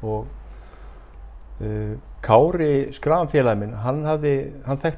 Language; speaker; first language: Icelandic; native; Icelandic